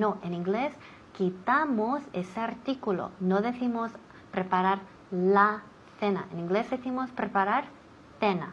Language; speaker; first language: Spanish; non-native, fluent; English